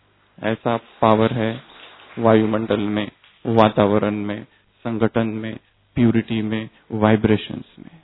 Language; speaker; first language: Hindi; native; Hindi